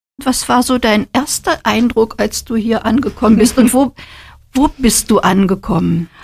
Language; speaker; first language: German; native; German